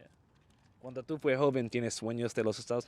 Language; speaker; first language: Spanish; non-native, learner; English